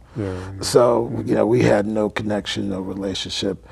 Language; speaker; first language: English; native; English